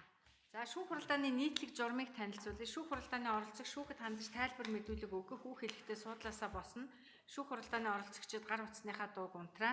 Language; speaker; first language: Mongolian; native; Mongolian